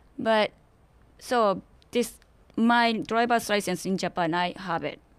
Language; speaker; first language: English; non-native, learner; Japanese